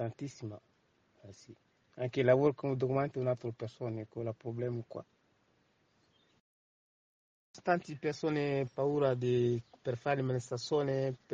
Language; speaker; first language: Italian; non-native, learner; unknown